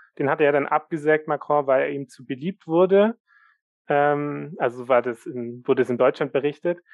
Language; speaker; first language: German; native; German